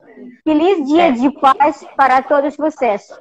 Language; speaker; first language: Portuguese; non-native, fluent; Russian